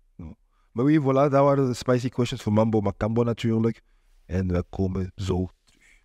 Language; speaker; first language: Dutch; non-native, local second language; French